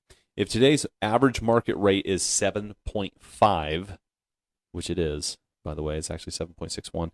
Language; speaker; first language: English; native; English